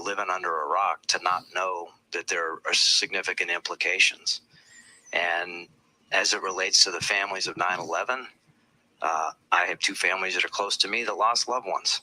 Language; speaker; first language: English; native; English